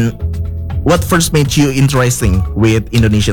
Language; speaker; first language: English; non-native, fluent; Indonesian